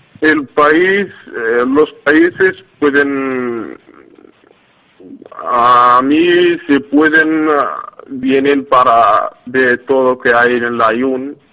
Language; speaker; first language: Spanish; non-native, learner; Arabic